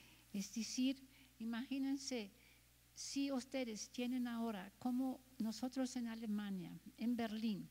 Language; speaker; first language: Spanish; non-native, fluent; German